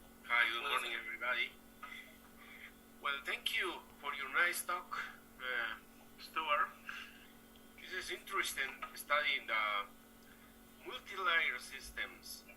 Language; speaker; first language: English; non-native, learner; Spanish